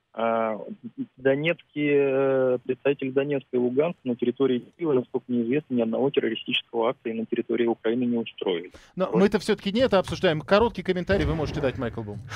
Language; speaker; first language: Russian; native; Russian